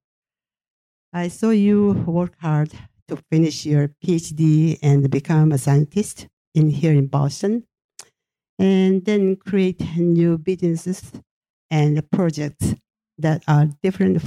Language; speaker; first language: English; non-native, fluent; Japanese